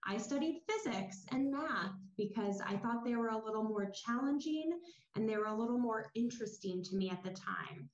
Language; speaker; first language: English; native; English